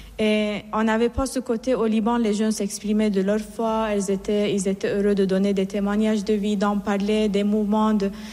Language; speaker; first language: French; non-native, fluent; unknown